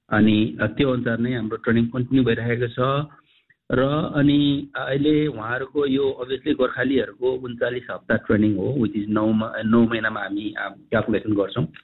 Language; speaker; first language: Nepali; native; Nepali